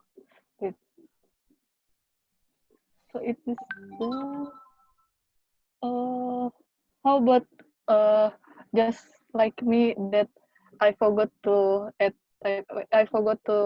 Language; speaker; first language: English; non-native, learner; Indonesian